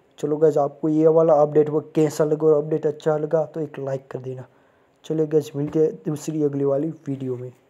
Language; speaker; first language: Hindi; non-native, local second language; Gujarati